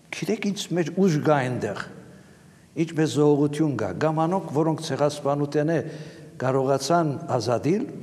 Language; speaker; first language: Armenian; native; Armenian